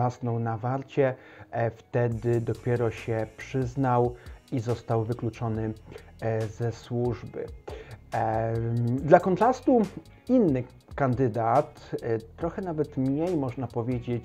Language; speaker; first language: Polish; native; Polish